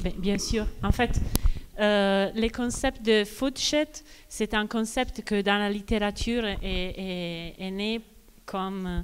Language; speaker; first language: French; non-native, fluent; Italian